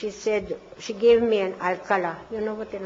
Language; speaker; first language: English; non-native, fluent; German